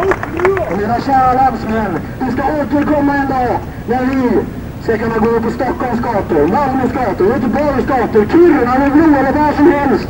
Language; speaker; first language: Swedish; native; Swedish